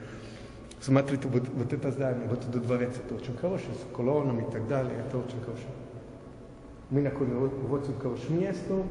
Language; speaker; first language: Russian; non-native, learner; Italian